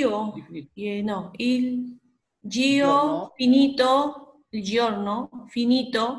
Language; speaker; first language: Italian; non-native, learner; Spanish